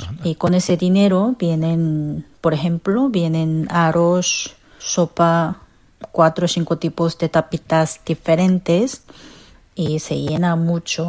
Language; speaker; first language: Spanish; non-native, fluent; Korean